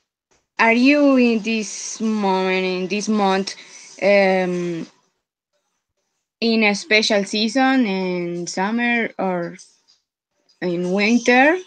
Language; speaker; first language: English; non-native, fluent; Spanish